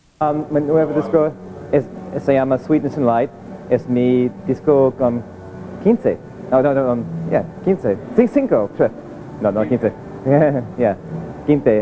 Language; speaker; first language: Spanish; non-native, learner; English